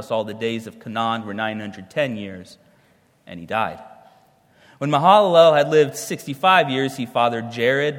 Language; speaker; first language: English; native; English